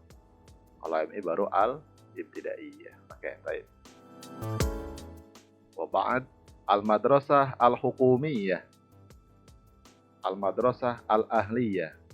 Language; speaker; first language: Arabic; non-native, fluent; Indonesian